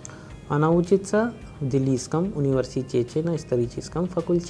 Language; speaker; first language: Russian; non-native, fluent; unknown